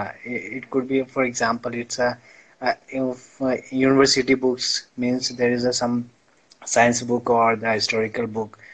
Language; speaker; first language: English; non-native, learner; Indonesian